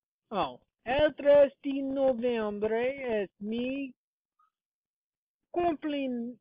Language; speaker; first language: Spanish; non-native, learner; English